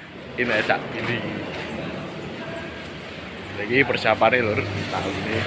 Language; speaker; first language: Indonesian; non-native, local second language; Javanese